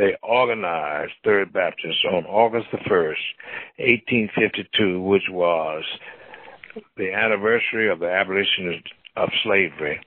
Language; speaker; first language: English; native; English